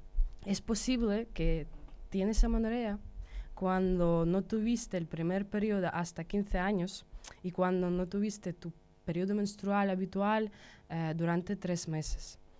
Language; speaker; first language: Spanish; non-native, fluent; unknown